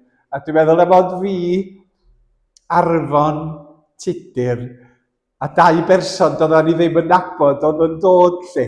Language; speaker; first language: Welsh; native; Welsh